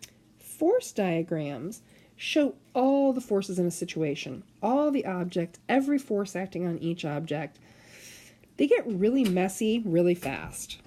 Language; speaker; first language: English; native; English